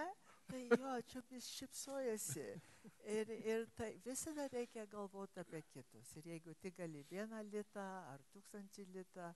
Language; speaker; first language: Lithuanian; early bilingual, heritage; English